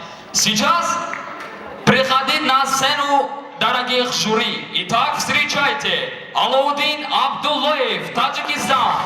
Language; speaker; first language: Russian; non-native, learner; Tajik